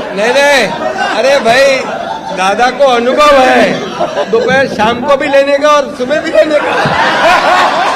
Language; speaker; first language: Hindi; non-native, local second language; Marathi